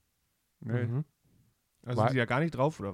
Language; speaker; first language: German; native; German